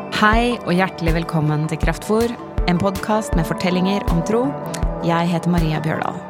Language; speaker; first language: Norwegian; native; Norwegian